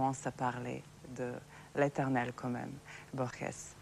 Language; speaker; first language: French; non-native, fluent; Serbian